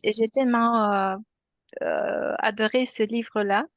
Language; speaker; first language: French; non-native, fluent; Romanian